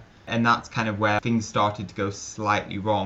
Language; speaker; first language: English; native; English